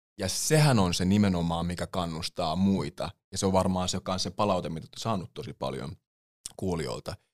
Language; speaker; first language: Finnish; early bilingual, other home language; English